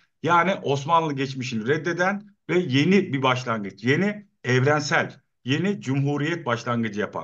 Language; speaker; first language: Turkish; native; Turkish